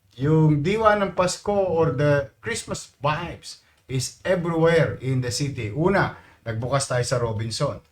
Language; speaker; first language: Filipino; native; Filipino